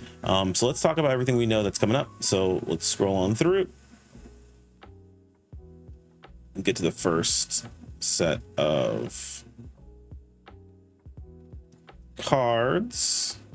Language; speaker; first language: English; native; English